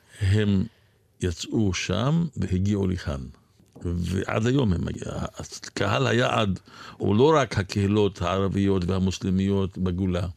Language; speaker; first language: Hebrew; non-native, local second language; Arabic